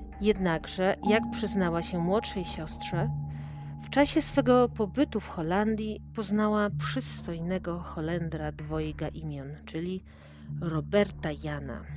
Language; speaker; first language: Polish; native; Polish